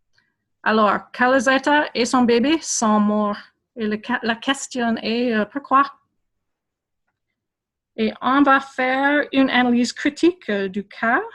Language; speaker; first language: French; non-native, fluent; English